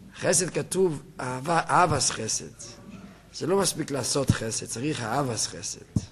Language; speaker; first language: Hebrew; native; Hebrew